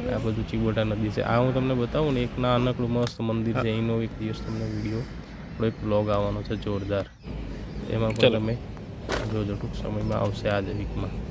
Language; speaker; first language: Gujarati; native; Gujarati